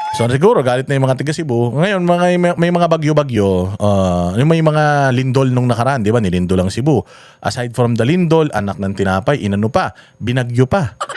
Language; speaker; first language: Filipino; native; Filipino